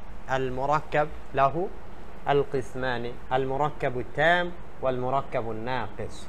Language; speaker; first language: Arabic; non-native, fluent; Bangla